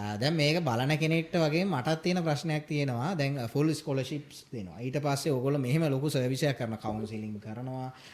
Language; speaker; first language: Sinhala; native; Sinhala